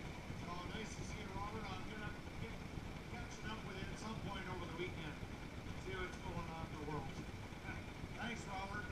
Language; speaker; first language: English; native; English